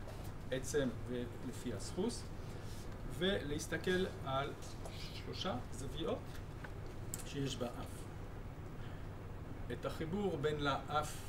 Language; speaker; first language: Hebrew; non-native, fluent; French